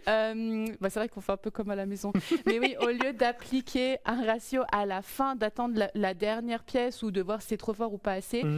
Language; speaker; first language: French; native; French